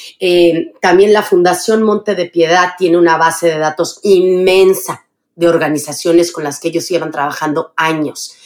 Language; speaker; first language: Spanish; native; Spanish